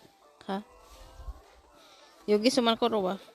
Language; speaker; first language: Korean; non-native, fluent; Filipino